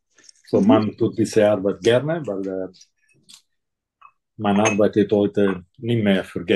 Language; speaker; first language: German; non-native, local second language; Italian